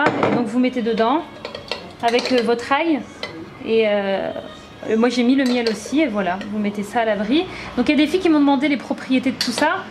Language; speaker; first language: French; native; French